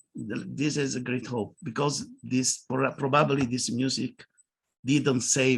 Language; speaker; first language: English; non-native, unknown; Italian